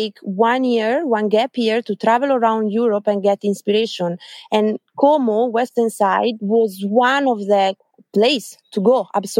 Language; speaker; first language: English; non-native, fluent; Italian